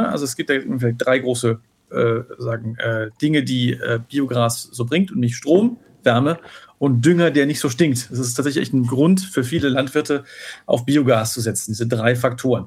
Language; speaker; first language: German; native; German